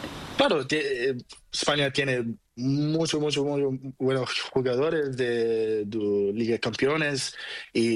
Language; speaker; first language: Spanish; non-native, learner; Portuguese